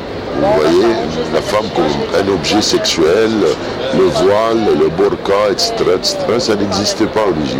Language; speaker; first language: French; non-native, fluent; Arabic